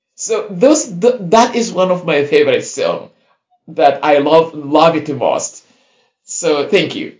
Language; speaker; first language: English; non-native, fluent; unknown